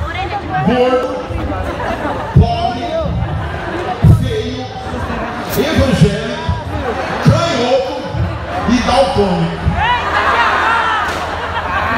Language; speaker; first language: Portuguese; native; Portuguese